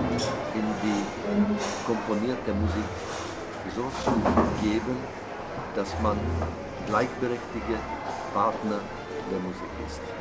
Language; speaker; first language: German; non-native, fluent; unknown